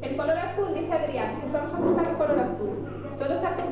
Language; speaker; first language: Spanish; native; Spanish